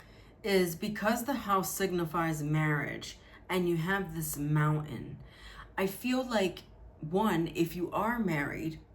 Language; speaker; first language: English; native; English